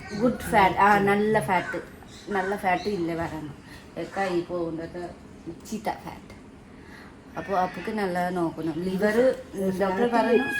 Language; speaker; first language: Malayalam; non-native, learner; Nepali